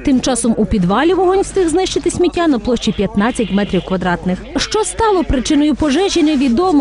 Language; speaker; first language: Ukrainian; native; Ukrainian